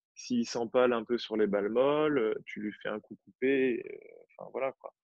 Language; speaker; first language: French; native; French